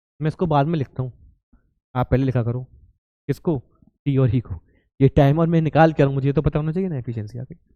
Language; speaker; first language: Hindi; native; Hindi